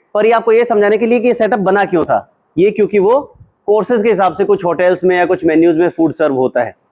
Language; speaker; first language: Hindi; native; Hindi